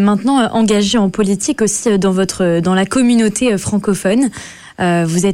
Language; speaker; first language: French; native; French